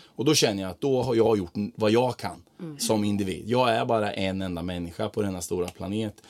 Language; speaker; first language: Swedish; non-native, fluent; Croatian